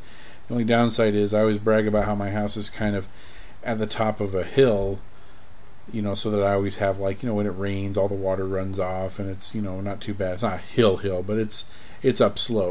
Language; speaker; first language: English; native; English